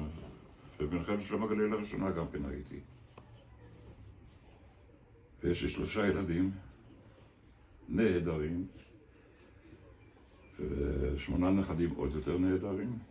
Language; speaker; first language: Hebrew; early bilingual, other home language; German